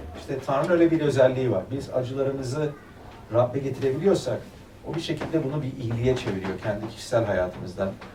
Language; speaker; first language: Turkish; early bilingual, other home language; German